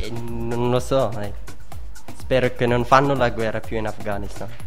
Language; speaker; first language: Italian; non-native, learner; Persian